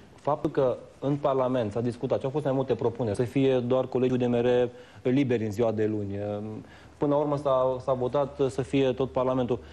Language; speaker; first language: Romanian; non-native, local second language; Hungarian